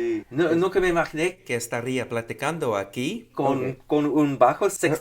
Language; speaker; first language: Spanish; non-native, fluent; English